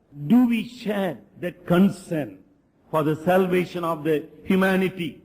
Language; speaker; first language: English; non-native, local second language; Tamil